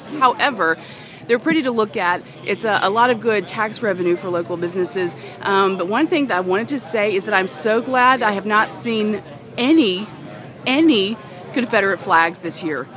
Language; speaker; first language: English; native; English